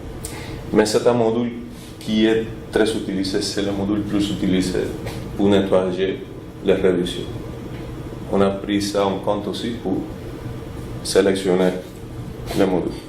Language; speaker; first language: French; non-native, fluent; Spanish